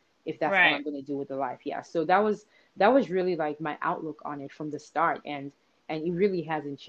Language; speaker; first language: English; non-native, local second language; Igbo